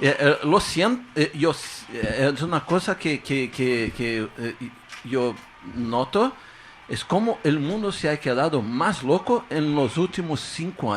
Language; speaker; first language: Spanish; non-native, fluent; Portuguese